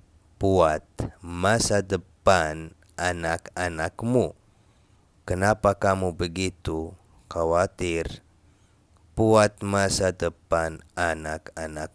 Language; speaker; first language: Indonesian; non-native, fluent; Arabic